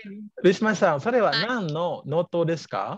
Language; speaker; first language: Japanese; non-native, fluent; Indonesian